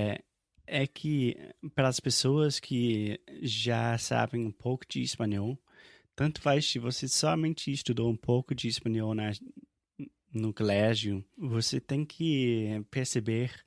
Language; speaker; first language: Portuguese; non-native, fluent; English